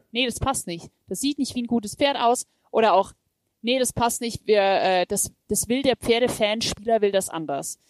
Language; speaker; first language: German; native; German